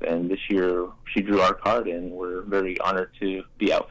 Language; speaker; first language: English; native; English